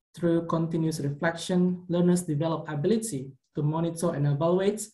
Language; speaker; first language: English; non-native, fluent; Indonesian